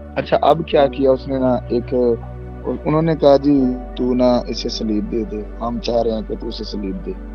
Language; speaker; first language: Urdu; non-native, local second language; Punjabi